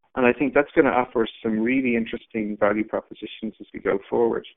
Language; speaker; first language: English; native; English